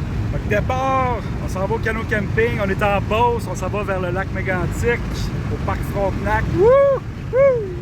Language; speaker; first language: French; native; French